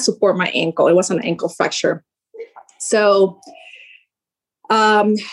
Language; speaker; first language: English; native; English